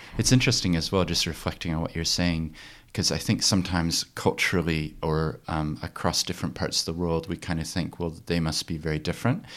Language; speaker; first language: English; native; English